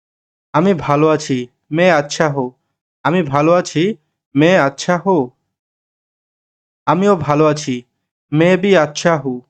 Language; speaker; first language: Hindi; non-native, learner; Bangla